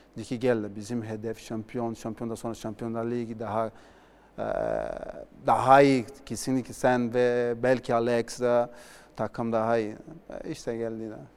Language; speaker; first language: Turkish; non-native, learner; Portuguese